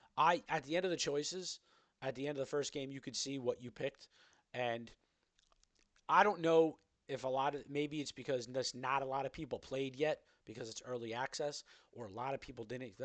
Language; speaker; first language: English; native; English